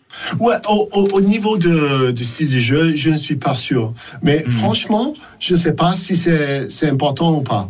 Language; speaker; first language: French; non-native, fluent; English